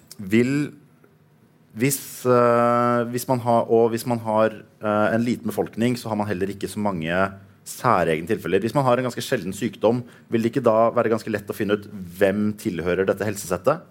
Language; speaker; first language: Norwegian; native; Norwegian